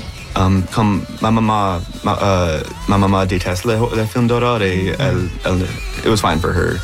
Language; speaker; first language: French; non-native, local second language; English